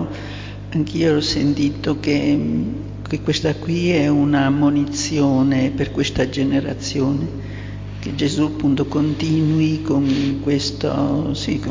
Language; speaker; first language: Italian; native; Italian